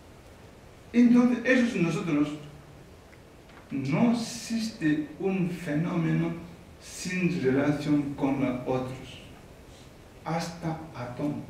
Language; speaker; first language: Spanish; non-native, learner; Tibetan